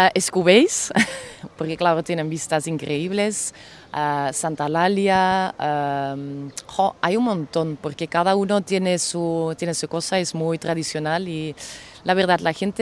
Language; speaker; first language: Spanish; non-native, fluent; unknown